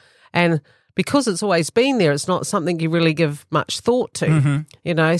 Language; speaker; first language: English; native; English